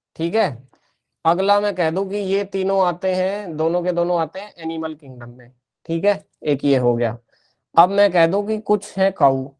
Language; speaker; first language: Hindi; native; Hindi